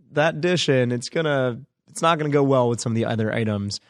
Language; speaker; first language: English; native; English